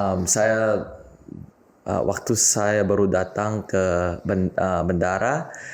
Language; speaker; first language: Indonesian; non-native, learner; English